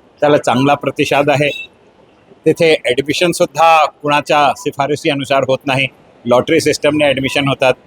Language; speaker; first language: Marathi; non-native, local second language; Hindi